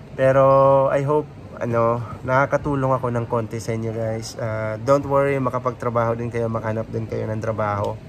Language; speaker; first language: Filipino; non-native, local second language; Cebuano